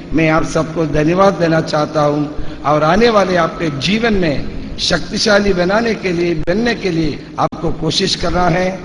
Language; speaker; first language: Hindi; non-native, local second language; Malayalam